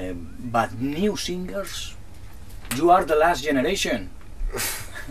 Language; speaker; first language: English; non-native, learner; Spanish